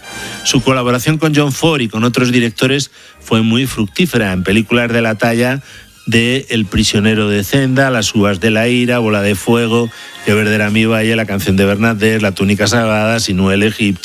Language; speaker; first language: Spanish; native; Spanish